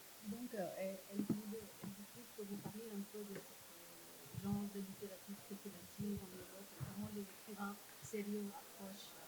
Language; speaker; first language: French; non-native, fluent; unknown